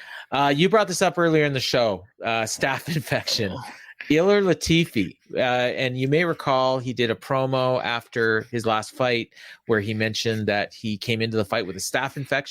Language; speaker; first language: English; native; English